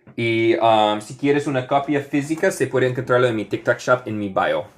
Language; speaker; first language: Spanish; non-native, fluent; English